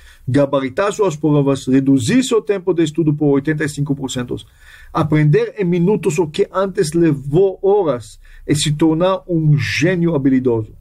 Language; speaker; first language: Portuguese; non-native, fluent; Hebrew